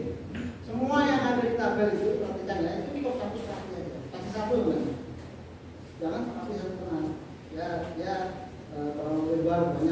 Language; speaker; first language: Indonesian; native; Indonesian